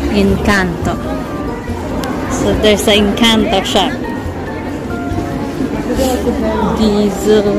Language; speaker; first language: English; non-native, local second language; Filipino